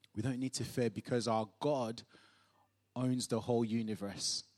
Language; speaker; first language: English; non-native, local second language; Yoruba